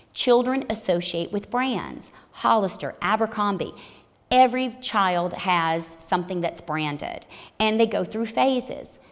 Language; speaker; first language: English; native; English